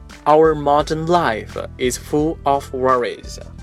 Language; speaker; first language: English; non-native, fluent; Chinese